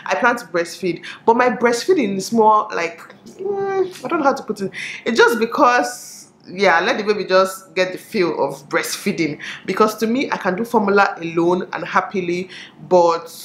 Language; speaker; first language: English; non-native, local second language; Igbo